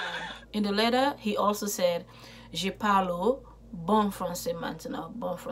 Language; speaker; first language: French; non-native, learner; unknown